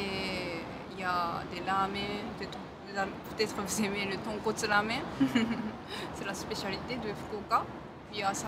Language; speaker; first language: French; non-native, fluent; Japanese